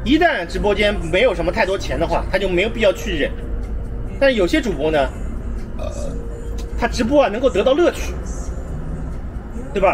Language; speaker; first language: Chinese; native; Chinese